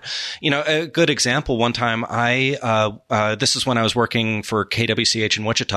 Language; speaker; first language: English; native; English